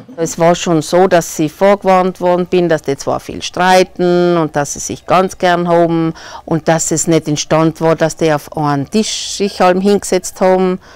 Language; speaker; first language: German; native; German